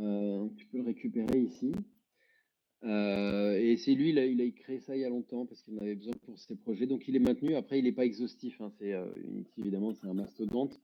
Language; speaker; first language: French; native; French